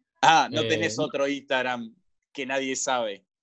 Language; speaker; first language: Spanish; native; Spanish